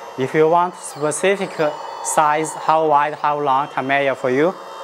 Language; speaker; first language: English; non-native, fluent; Chinese